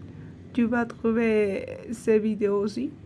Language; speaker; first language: French; non-native, learner; Spanish